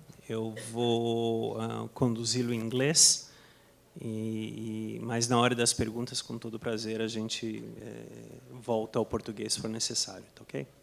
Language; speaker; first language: Portuguese; non-native, fluent; Spanish